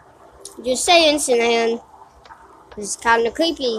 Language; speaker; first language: English; native; English